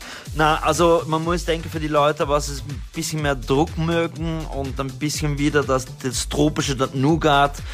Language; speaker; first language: German; non-native, fluent; Dutch